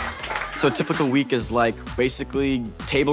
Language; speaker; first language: English; native; English